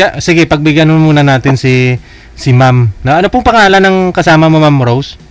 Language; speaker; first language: Filipino; native; Filipino